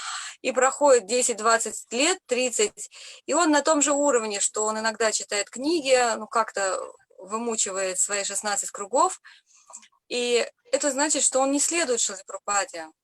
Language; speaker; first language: Russian; native; Russian